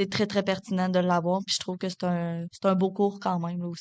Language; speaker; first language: French; native; French